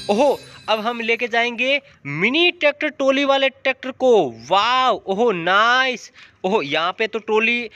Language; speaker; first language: Hindi; native; Hindi